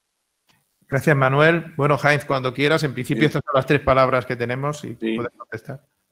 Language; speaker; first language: Spanish; native; Spanish